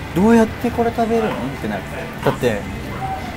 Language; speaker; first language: Japanese; native; Japanese